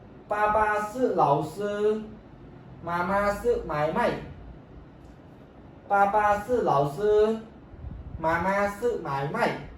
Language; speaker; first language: Chinese; non-native, fluent; Khmer